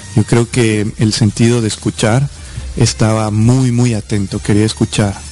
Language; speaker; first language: Spanish; native; Spanish